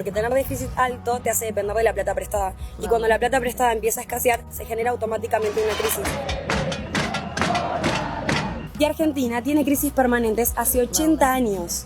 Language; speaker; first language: Spanish; native; Spanish